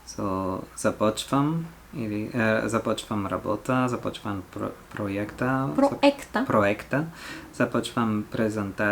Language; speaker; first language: Bulgarian; non-native, learner; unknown